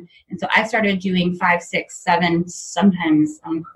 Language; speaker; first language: English; native; English